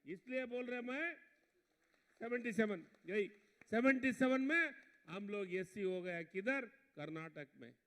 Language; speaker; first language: Hindi; non-native, local second language; Kannada